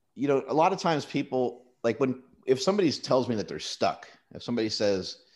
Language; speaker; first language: English; native; English